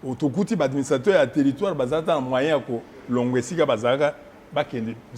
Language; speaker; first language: Lingala; non-native, local second language; Luba-Lulua